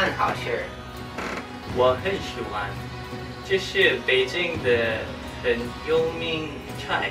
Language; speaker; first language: Chinese; non-native, learner; English